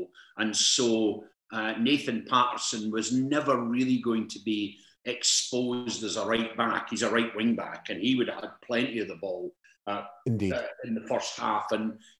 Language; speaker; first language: English; native; English